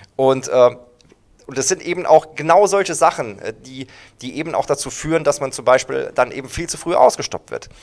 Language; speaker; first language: German; native; German